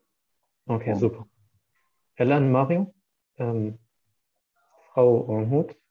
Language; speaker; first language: German; non-native, fluent; Arabic